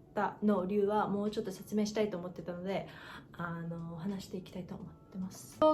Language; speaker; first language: Japanese; non-native, learner; English